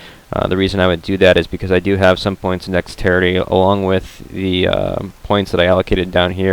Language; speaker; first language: English; native; English